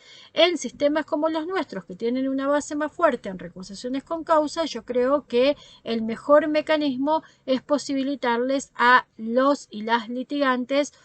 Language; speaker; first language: Spanish; native; Spanish